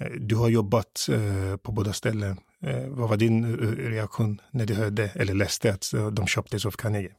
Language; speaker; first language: Swedish; early bilingual, other home language; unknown